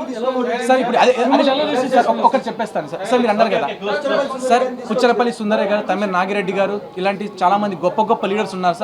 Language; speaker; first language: Telugu; native; Telugu